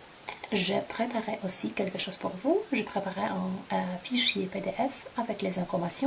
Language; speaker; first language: French; non-native, fluent; Polish